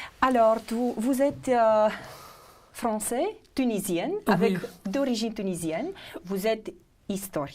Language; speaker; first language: French; non-native, fluent; Romanian